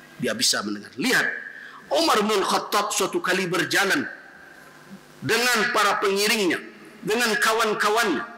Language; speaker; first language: Malay; non-native, local second language; Minangkabau